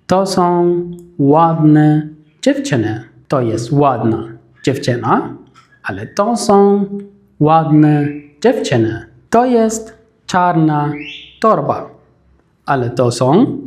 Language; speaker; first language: Polish; non-native, fluent; Arabic